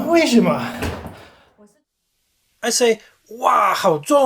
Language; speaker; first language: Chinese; non-native, fluent; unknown